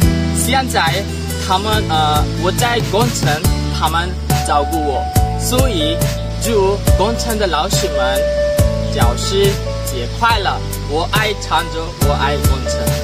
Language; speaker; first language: Chinese; non-native, learner; Bangla